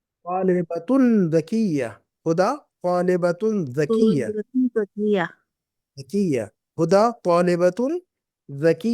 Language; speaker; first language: Arabic; non-native, fluent; Urdu